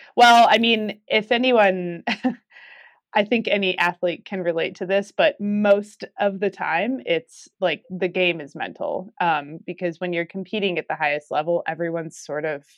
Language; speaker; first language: English; native; English